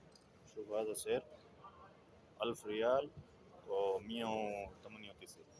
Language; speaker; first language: Arabic; non-native, fluent; Urdu